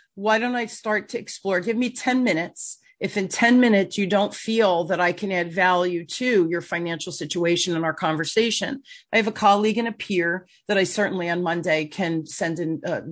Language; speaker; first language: English; native; English